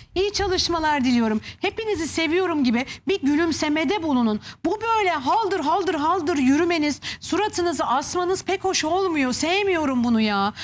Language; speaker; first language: Turkish; native; Turkish